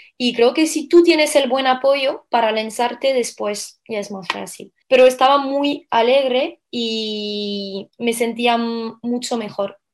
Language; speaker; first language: Spanish; non-native, fluent; French